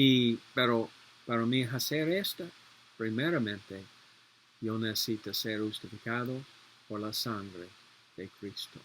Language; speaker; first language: Spanish; non-native, learner; English